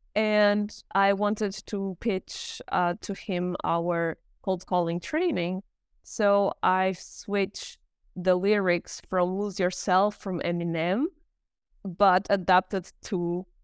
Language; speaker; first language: English; non-native, fluent; Portuguese